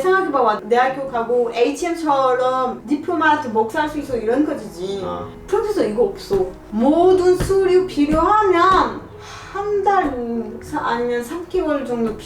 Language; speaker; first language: Korean; non-native, learner; French